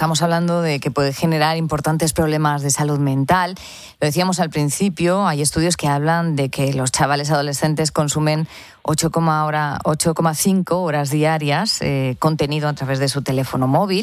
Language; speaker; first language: Spanish; native; Spanish